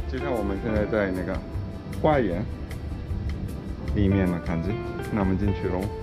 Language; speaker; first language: Chinese; non-native, fluent; Japanese